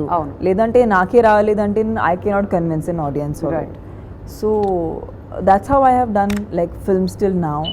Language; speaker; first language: Telugu; non-native, fluent; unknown